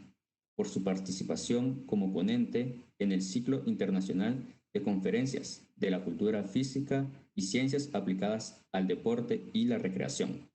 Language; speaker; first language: Spanish; native; Spanish